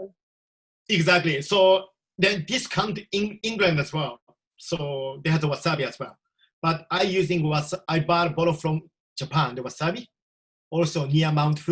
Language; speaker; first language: English; non-native, learner; Japanese